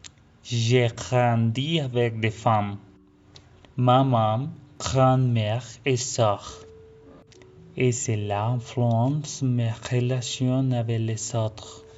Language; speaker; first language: French; non-native, fluent; Spanish